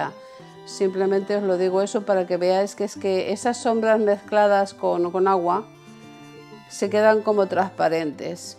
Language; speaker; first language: Spanish; native; Spanish